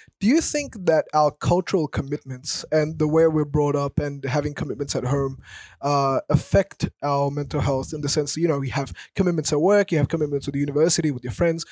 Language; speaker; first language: English; early bilingual, other home language; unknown